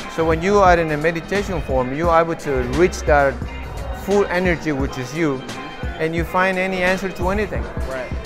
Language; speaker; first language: English; non-native, fluent; Spanish